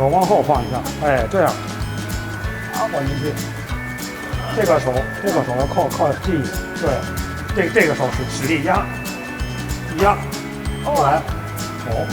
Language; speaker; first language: Chinese; native; Chinese